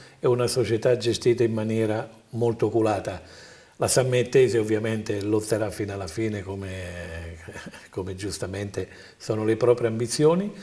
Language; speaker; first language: Italian; native; Italian